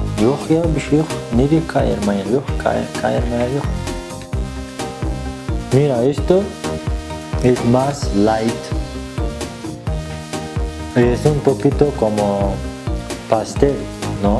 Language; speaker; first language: Spanish; non-native, learner; Turkish